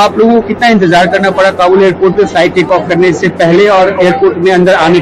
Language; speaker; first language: Hindi; native; Hindi